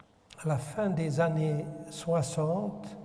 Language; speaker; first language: French; non-native, fluent; Hungarian